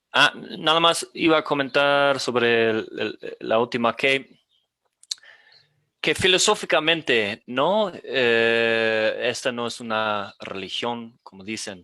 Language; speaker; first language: Spanish; non-native, fluent; English